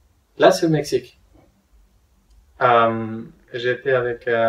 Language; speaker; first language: French; non-native, fluent; Spanish